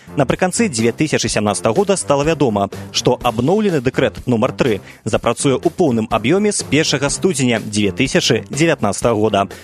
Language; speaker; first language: Belarusian; native; Belarusian